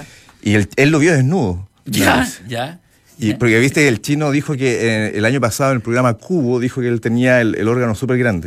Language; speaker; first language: Spanish; native; Spanish